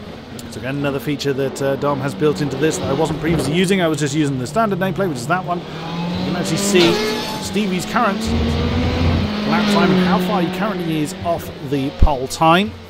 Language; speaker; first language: English; native; English